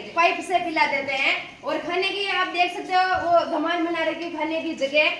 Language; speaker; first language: Hindi; native; Hindi